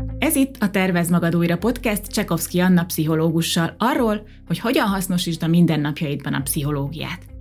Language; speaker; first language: Hungarian; early bilingual, heritage; Hungarian